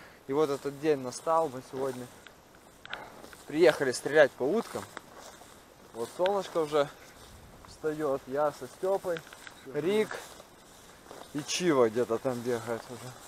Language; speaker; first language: Russian; native; Russian